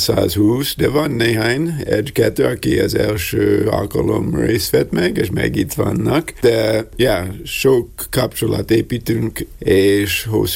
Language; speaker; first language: Hungarian; non-native, learner; English